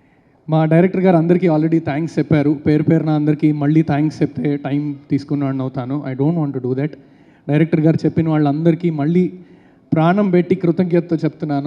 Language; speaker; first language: Telugu; native; Telugu